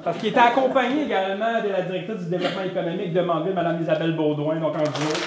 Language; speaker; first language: French; native; French